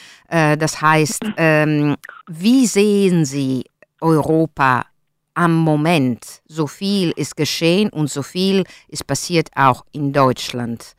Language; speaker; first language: German; non-native, fluent; Italian